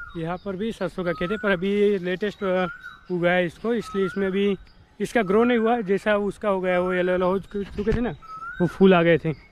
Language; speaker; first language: Hindi; non-native, local second language; Gujarati